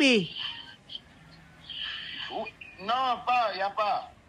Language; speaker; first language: French; non-native, learner; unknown